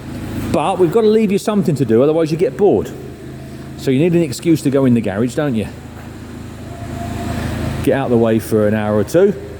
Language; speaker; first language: English; native; English